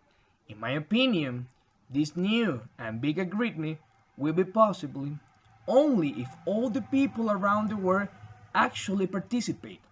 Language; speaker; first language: English; non-native, learner; Spanish